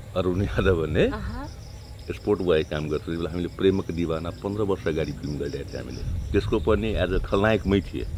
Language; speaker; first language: Nepali; non-native, local second language; Maithili